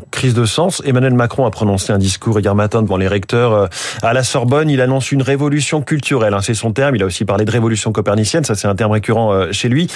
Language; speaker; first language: French; native; French